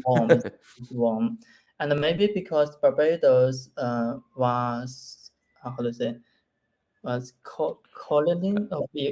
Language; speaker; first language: English; non-native, learner; Chinese